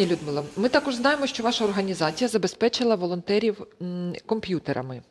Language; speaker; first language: Polish; non-native, learner; Ukrainian